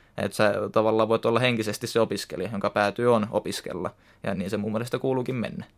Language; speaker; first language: Finnish; native; Finnish